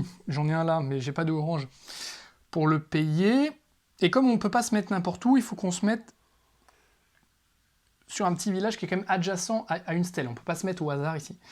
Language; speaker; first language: French; native; French